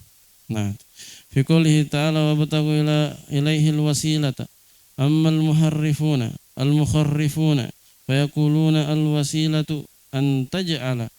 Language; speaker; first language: Arabic; non-native, fluent; Indonesian